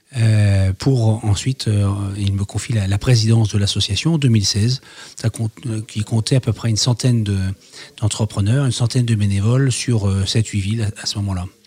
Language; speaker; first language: French; native; French